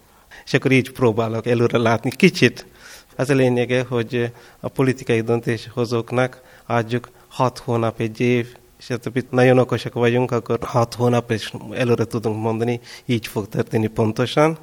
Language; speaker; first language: Hungarian; non-native, fluent; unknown